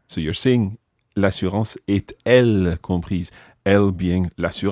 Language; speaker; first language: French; non-native, fluent; English